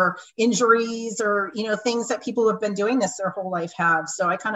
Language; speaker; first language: English; native; English